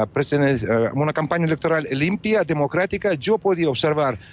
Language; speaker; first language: Spanish; non-native, fluent; Russian